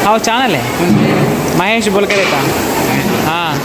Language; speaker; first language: Hindi; non-native, local second language; Telugu